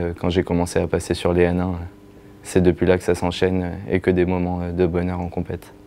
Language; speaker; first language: French; native; French